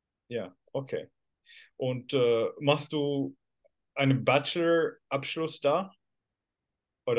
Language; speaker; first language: German; non-native, fluent; Finnish